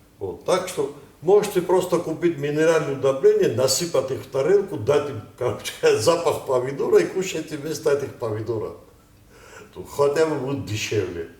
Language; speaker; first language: Russian; non-native, local second language; Ossetic